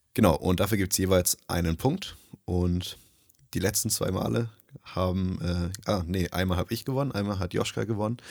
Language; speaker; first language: German; early bilingual, other home language; Nepali